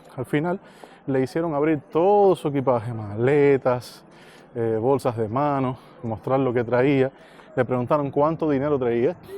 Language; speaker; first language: Spanish; native; Spanish